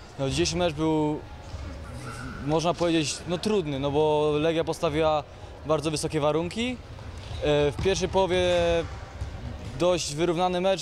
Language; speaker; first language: Polish; native; Polish